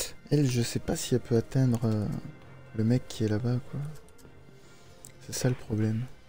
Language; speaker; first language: French; native; French